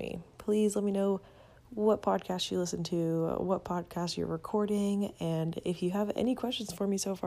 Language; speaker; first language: English; non-native, fluent; Spanish